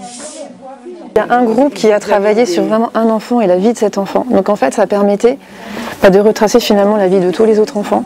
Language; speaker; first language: French; native; French